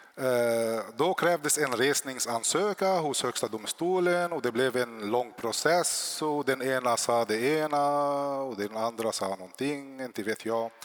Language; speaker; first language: Swedish; non-native, fluent; Arabic